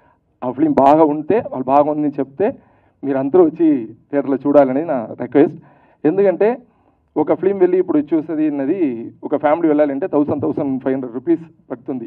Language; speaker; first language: Telugu; early bilingual, heritage; Telugu